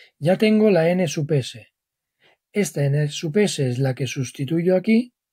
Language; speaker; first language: Spanish; non-native, local second language; Catalan